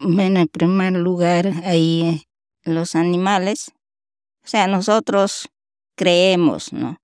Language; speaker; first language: Spanish; non-native, local second language; Shipibo-Conibo